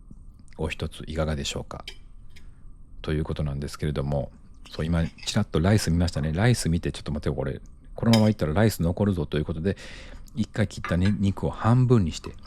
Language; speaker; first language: Japanese; native; Japanese